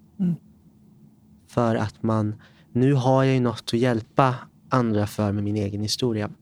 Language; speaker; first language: Swedish; native; Swedish